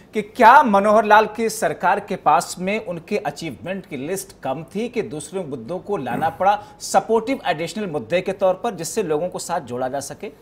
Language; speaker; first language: Hindi; native; Hindi